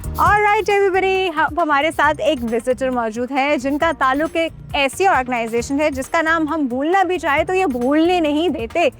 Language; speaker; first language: Urdu; native; Urdu